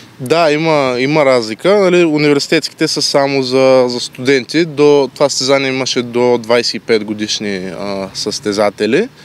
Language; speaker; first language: Bulgarian; native; Bulgarian